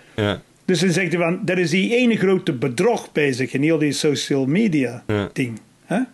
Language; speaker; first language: Dutch; non-native, fluent; English